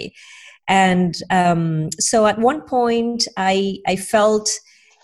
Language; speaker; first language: English; non-native, fluent; Spanish